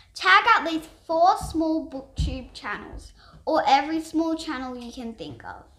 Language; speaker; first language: English; native; English